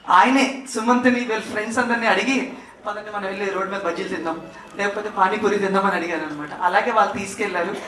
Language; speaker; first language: Telugu; native; Telugu